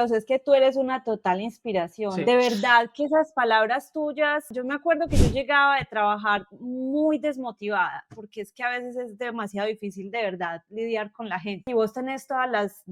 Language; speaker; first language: Spanish; native; Spanish